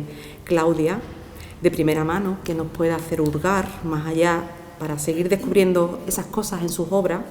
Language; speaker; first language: Spanish; native; Spanish